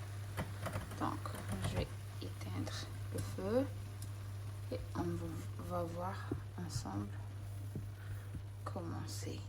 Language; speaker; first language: French; non-native, local second language; Malagasy